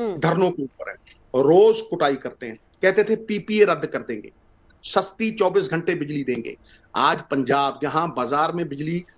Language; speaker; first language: Hindi; non-native, local second language; Punjabi